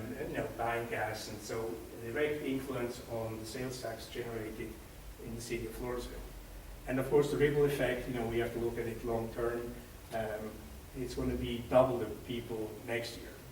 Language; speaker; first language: English; non-native, fluent; Swiss German